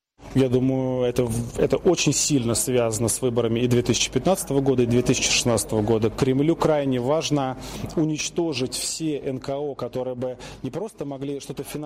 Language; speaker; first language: Russian; native; Russian